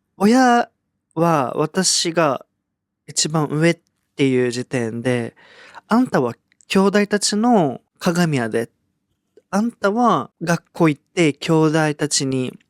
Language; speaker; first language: Japanese; early bilingual, other home language; Portuguese